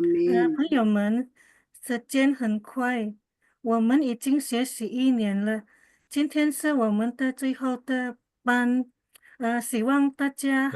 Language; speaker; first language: Chinese; non-native, learner; Indonesian